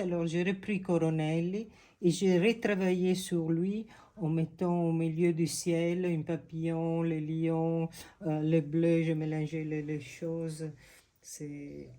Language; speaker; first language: French; non-native, fluent; Italian